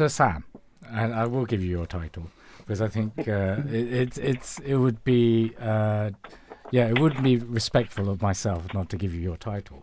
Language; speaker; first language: English; non-native, local second language; Cantonese